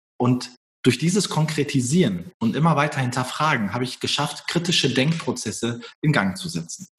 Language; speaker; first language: German; early bilingual, other home language; Turkish